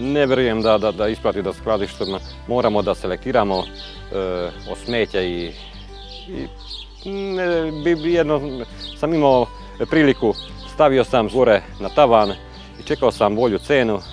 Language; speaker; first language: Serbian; non-native, local second language; Hungarian